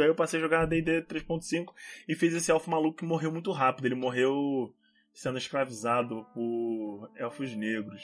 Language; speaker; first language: Portuguese; native; Portuguese